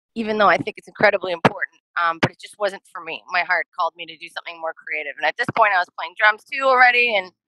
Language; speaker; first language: English; native; English